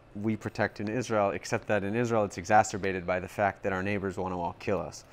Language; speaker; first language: English; native; English